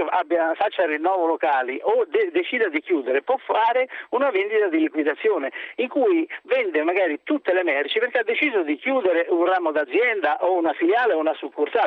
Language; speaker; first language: Italian; native; Italian